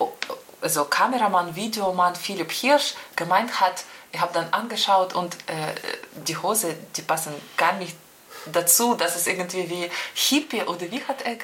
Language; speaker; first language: German; non-native, fluent; Russian